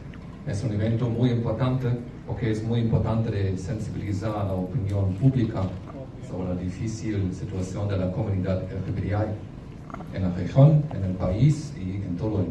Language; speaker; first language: Spanish; non-native, fluent; German